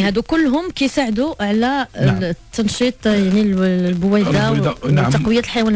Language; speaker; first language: Arabic; native; Arabic